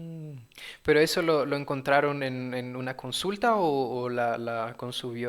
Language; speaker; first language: Spanish; early bilingual, heritage; Portuguese